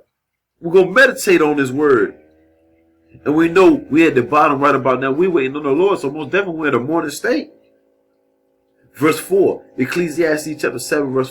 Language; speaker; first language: English; native; English